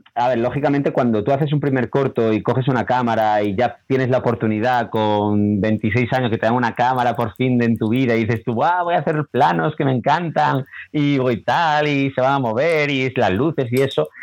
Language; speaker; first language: Spanish; native; Spanish